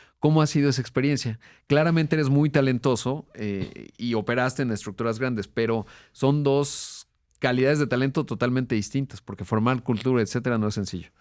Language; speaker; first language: Spanish; native; Spanish